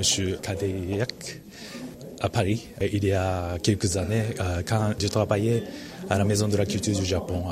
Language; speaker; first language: French; non-native, fluent; Japanese